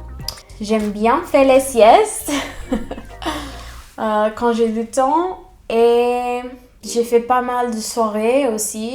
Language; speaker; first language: French; non-native, fluent; English